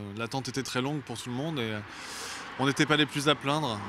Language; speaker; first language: French; native; French